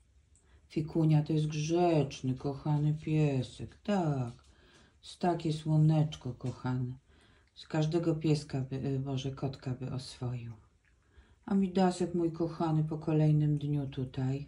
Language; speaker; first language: Polish; native; Polish